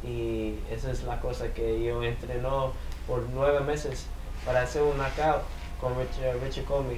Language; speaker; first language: Spanish; early bilingual, heritage; English